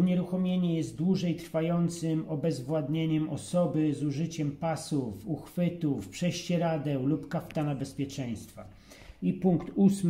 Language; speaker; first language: Polish; native; Polish